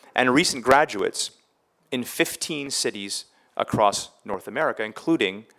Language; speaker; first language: English; native; English